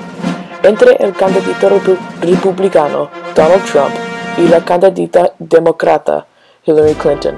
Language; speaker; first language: Spanish; non-native, learner; English